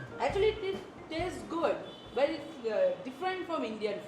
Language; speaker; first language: English; non-native, local second language; Bangla